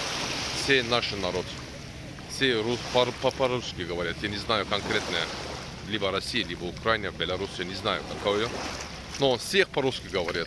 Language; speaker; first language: Russian; non-native, learner; Turkish